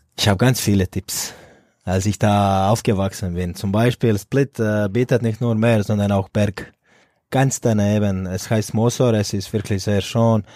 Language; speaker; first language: German; non-native, fluent; Croatian